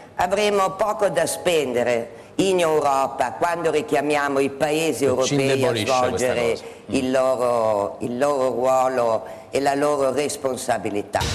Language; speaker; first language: Italian; native; Italian